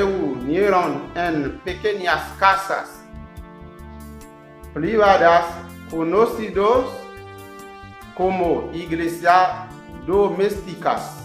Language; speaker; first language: Spanish; non-native, learner; Haitian Creole